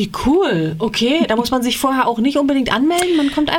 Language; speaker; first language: German; native; German